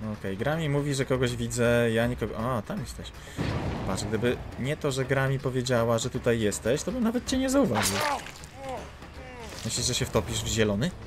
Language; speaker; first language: Polish; native; Polish